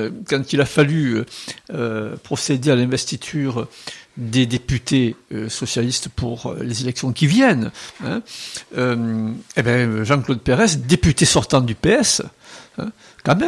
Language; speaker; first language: French; native; French